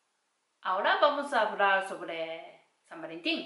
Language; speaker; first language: Spanish; non-native, learner; Japanese